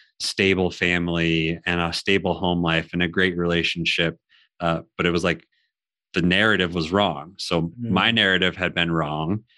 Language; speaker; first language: English; native; English